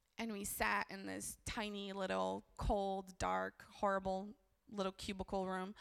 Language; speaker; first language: English; early bilingual, other home language; Portuguese